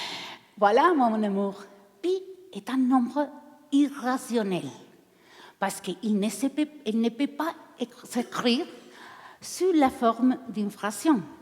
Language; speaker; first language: French; non-native, learner; Spanish